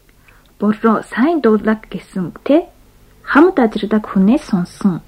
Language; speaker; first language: Mongolian; non-native, fluent; Japanese